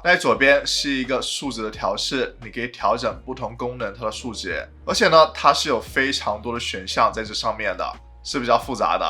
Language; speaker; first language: Chinese; native; Chinese